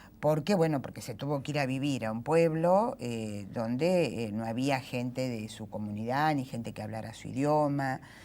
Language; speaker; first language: Spanish; native; Spanish